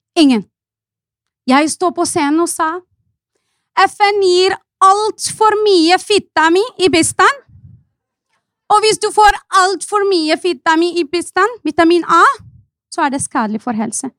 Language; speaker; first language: Norwegian; non-native, fluent; Arabic